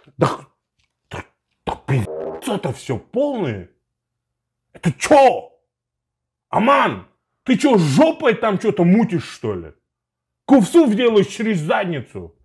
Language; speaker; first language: Russian; non-native, local second language; Uzbek